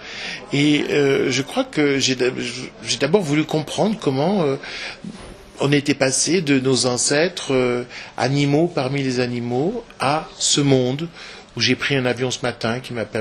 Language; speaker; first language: French; native; French